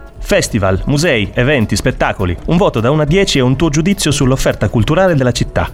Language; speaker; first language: Italian; native; Italian